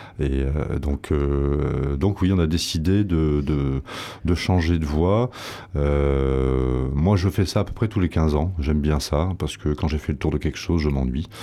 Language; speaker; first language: French; native; French